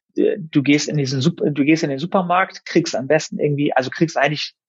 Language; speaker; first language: German; native; German